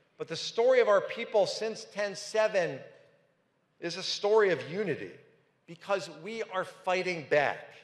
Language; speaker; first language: English; native; English